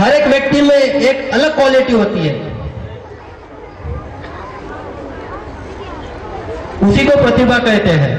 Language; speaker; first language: Hindi; non-native, local second language; Marathi